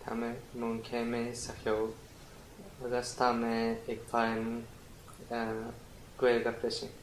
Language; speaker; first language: Irish; non-native, learner; Japanese